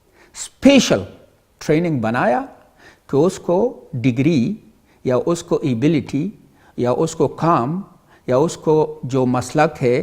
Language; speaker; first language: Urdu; non-native, learner; Pashto